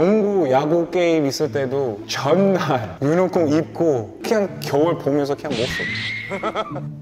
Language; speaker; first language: Korean; non-native, learner; English